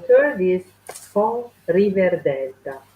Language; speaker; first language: English; non-native, fluent; Italian